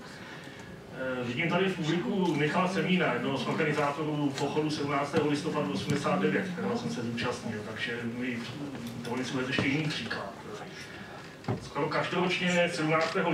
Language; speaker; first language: Czech; native; Czech